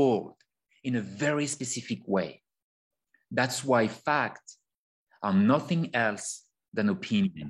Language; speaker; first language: English; non-native, fluent; French